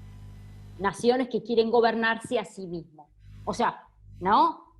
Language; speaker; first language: Spanish; native; Spanish